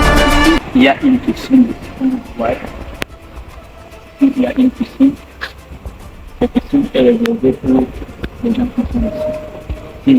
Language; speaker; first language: French; non-native, local second language; Rundi